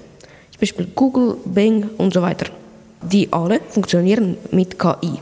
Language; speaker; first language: German; non-native, local second language; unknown